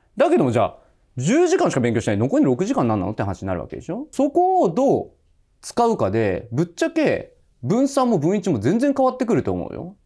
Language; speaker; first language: Japanese; native; Japanese